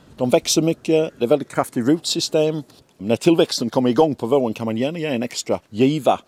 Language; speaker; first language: Swedish; non-native, fluent; English